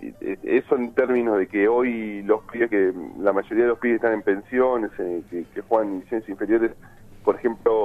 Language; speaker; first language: Spanish; native; Spanish